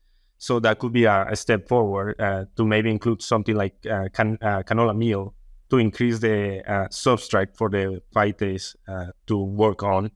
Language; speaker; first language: English; non-native, fluent; Spanish